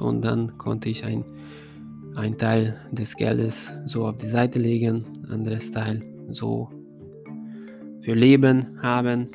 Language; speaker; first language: German; non-native, fluent; Hungarian